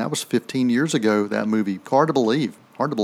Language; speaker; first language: English; native; English